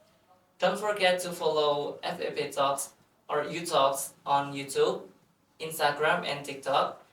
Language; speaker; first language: English; non-native, fluent; Indonesian